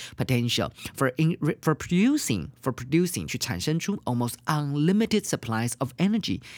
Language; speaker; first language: English; non-native, fluent; Chinese